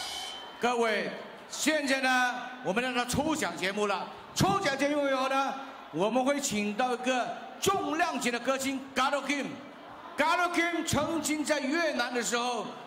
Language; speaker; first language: Chinese; early bilingual, heritage; Chinese